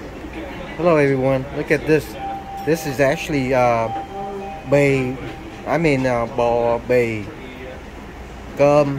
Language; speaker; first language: English; non-native, fluent; Vietnamese